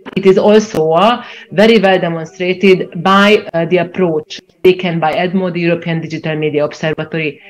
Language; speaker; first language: English; non-native, fluent; Ukrainian